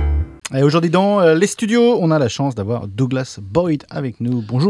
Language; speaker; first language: French; native; French